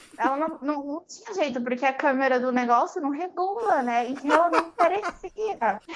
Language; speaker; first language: Portuguese; native; Portuguese